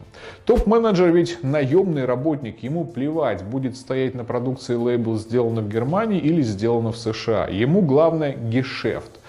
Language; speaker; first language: Russian; native; Russian